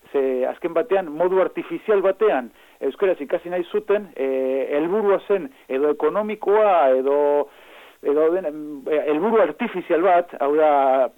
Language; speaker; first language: Basque; non-native, fluent; Spanish